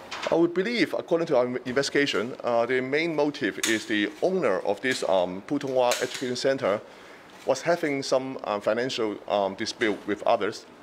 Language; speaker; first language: English; non-native, local second language; Cantonese